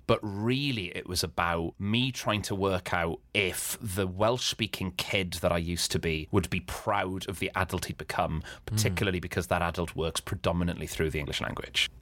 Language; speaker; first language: English; non-native, local second language; Welsh